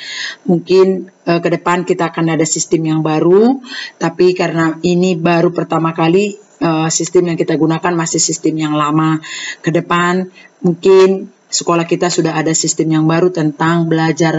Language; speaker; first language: Indonesian; native; Indonesian